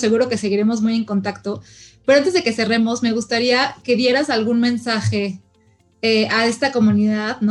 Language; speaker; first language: Spanish; native; Spanish